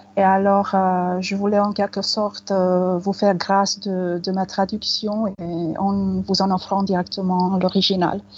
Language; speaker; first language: French; non-native, fluent; Romanian